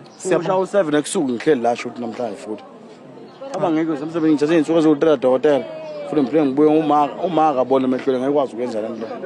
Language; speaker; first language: Zulu; native; Zulu